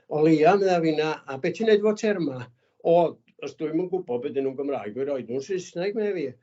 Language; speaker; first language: Welsh; native; Welsh